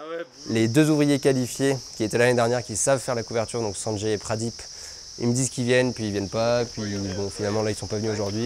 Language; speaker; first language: French; native; French